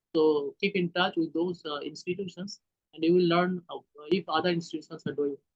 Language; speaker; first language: English; non-native, local second language; Hindi